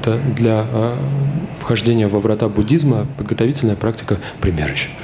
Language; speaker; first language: Russian; native; Russian